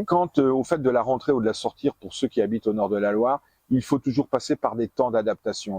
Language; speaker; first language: French; native; French